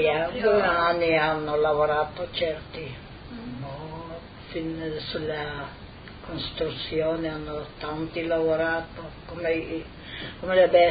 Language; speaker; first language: Italian; non-native, fluent; Slovenian